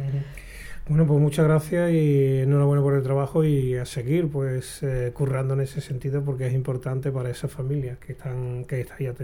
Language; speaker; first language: Spanish; native; Spanish